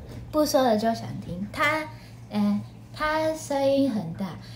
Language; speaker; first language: Chinese; non-native, fluent; Japanese